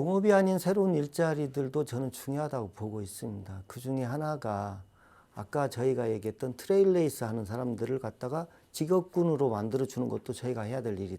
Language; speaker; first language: Korean; native; Korean